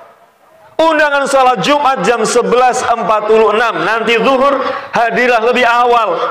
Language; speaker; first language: Indonesian; native; Indonesian